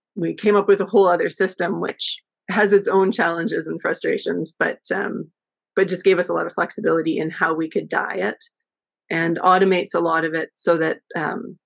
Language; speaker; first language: English; native; English